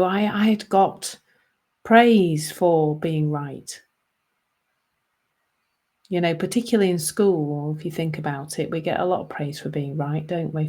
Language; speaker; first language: English; native; English